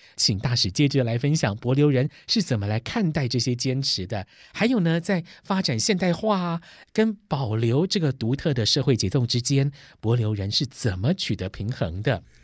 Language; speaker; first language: Chinese; native; Chinese